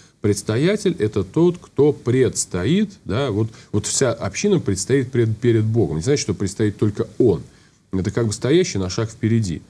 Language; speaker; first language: Russian; native; Russian